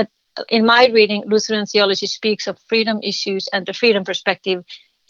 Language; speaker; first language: English; non-native, fluent; Finnish